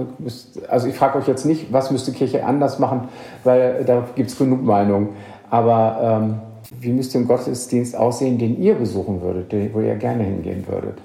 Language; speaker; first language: German; native; German